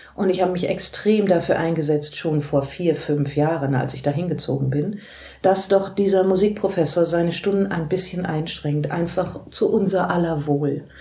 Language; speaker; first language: German; native; German